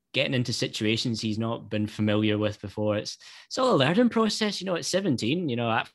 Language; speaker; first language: English; native; English